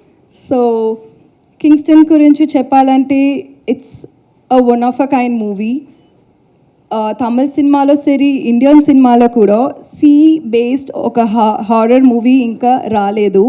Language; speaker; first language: Telugu; non-native, learner; Tamil